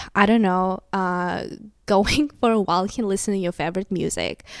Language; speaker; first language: English; non-native, fluent; Kazakh